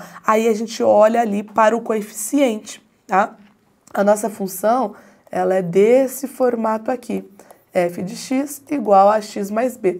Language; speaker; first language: Portuguese; native; Portuguese